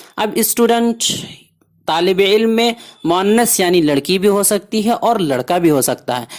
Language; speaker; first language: Urdu; native; Urdu